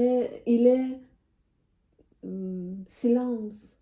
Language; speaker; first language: French; non-native, learner; Persian